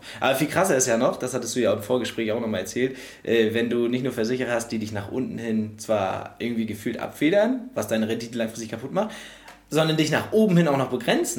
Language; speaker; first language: German; native; German